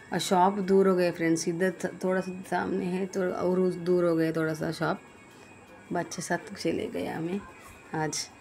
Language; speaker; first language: Hindi; non-native, local second language; Telugu